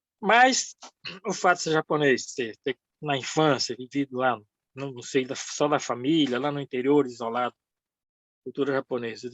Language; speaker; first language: Portuguese; early bilingual, other home language; Japanese